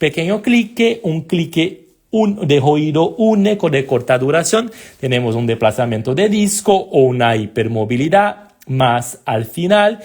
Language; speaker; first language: Spanish; non-native, fluent; Portuguese